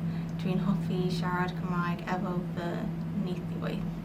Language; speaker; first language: Welsh; non-native, learner; English